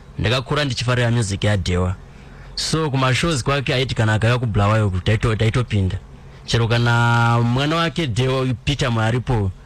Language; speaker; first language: Shona; non-native, local second language; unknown